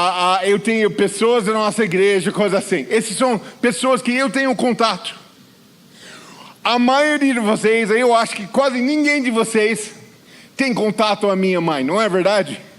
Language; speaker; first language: Portuguese; non-native, fluent; English